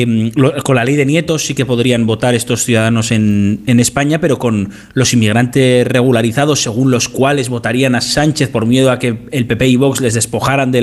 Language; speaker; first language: Spanish; native; Spanish